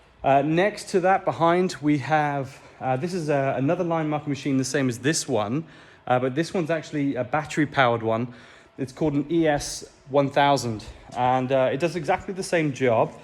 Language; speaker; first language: English; native; English